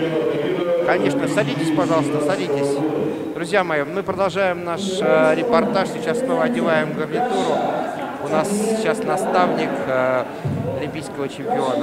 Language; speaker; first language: Russian; native; Russian